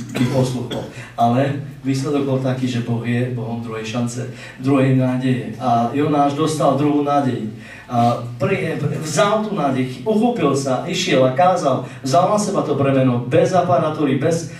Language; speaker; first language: Slovak; native; Slovak